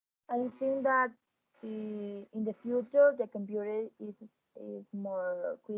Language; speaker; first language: English; non-native, learner; Spanish